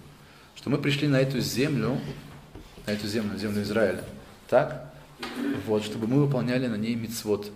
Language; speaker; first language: Russian; native; Russian